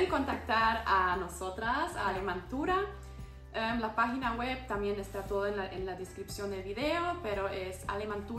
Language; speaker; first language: Spanish; non-native, fluent; German